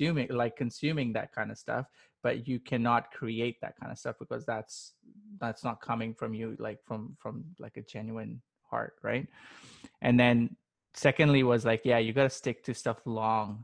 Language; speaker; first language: English; non-native, local second language; Urdu